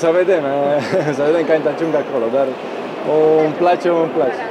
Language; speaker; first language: Romanian; non-native, fluent; Italian